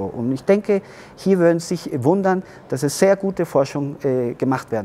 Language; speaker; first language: German; early bilingual, heritage; German